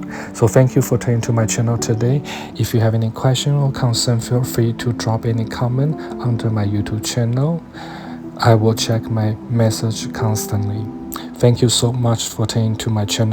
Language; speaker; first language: English; non-native, fluent; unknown